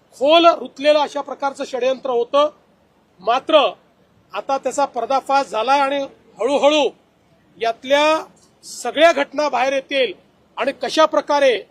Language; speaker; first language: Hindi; non-native, local second language; Marathi